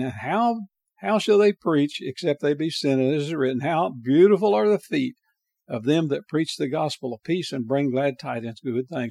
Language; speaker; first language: English; native; English